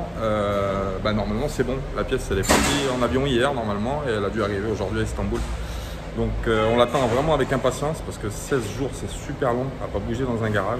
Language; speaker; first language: French; native; French